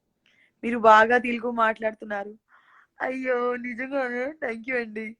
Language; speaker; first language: Telugu; non-native, local second language; Gujarati